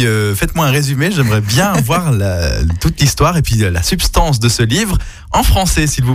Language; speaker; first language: French; native; French